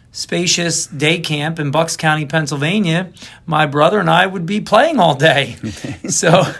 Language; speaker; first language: English; native; English